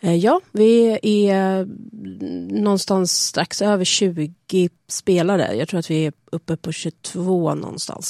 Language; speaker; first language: Swedish; native; Swedish